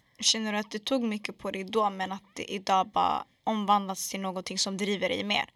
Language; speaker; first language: Swedish; early bilingual, other home language; Arabic